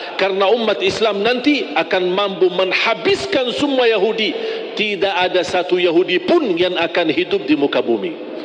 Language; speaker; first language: Malay; non-native, fluent; Arabic